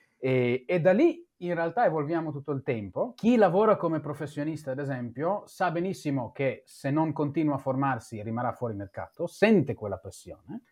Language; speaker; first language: Italian; non-native, fluent; Hebrew